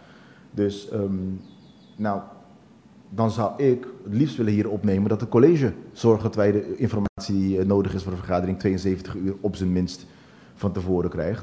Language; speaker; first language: Dutch; non-native, local second language; Papiamento